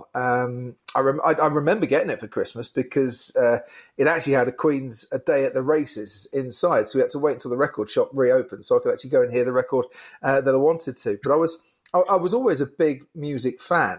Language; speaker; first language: English; native; English